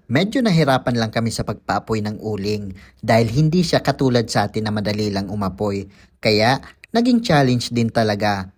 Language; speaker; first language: Filipino; native; Filipino